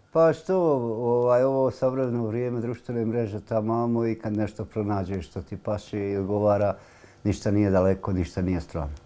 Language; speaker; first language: Serbian; native; Serbian